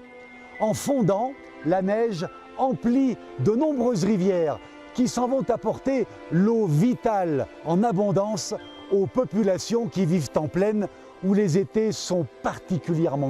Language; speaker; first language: French; native; French